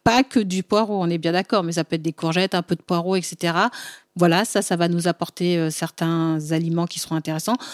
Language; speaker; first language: French; early bilingual, other home language; Bambara